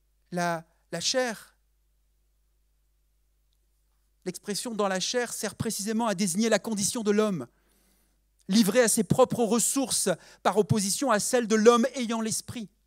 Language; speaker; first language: French; native; French